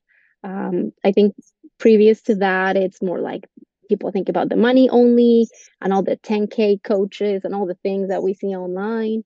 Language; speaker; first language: English; non-native, fluent; Spanish